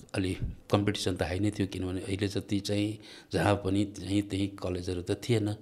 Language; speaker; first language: Nepali; non-native, local second language; Maithili